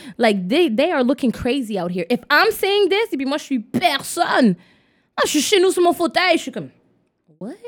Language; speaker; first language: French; non-native, local second language; English